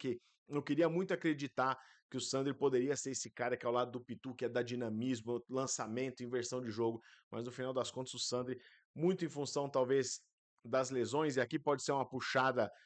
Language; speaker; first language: Portuguese; native; Portuguese